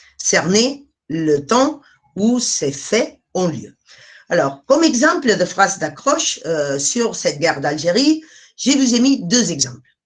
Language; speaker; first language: French; non-native, fluent; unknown